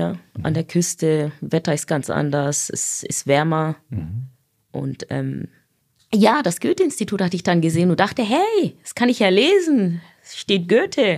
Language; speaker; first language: German; non-native, fluent; Swahili